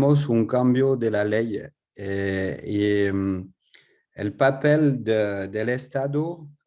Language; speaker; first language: Spanish; non-native, learner; French